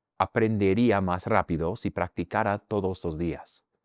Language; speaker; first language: Spanish; non-native, fluent; English